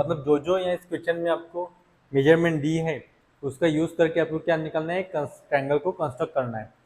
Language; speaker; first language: Hindi; non-native, local second language; Marathi